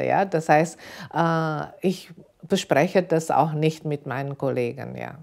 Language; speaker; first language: German; non-native, fluent; Indonesian